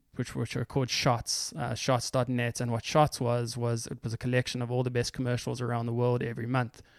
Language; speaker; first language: English; native; English